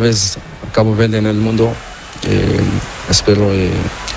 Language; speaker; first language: Spanish; non-native, learner; Portuguese